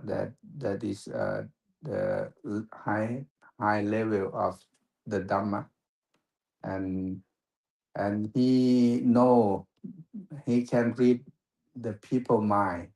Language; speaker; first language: English; non-native, fluent; Thai